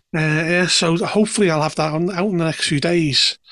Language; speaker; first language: English; native; English